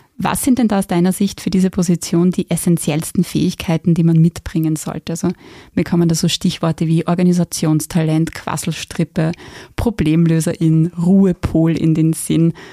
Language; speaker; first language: German; native; German